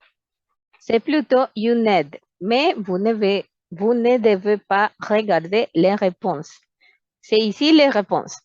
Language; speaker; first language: French; non-native, fluent; Spanish